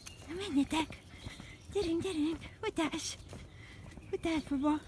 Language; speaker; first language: Hungarian; native; Hungarian